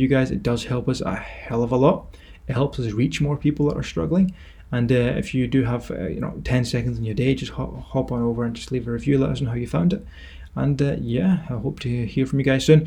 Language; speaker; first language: English; native; English